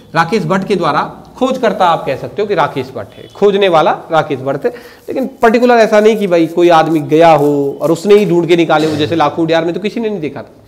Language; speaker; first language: Hindi; native; Hindi